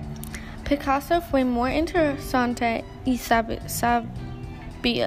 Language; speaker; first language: Spanish; non-native, learner; English